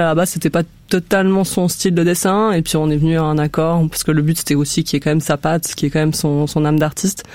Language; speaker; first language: French; native; French